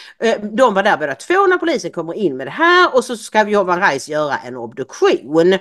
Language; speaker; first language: Swedish; native; Swedish